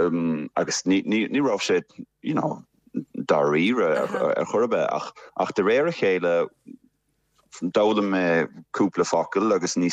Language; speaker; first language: Irish; non-native, fluent; German